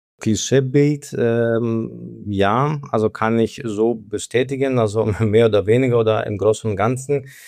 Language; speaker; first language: German; non-native, fluent; Greek